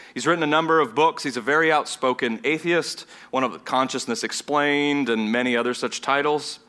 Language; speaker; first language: English; non-native, fluent; German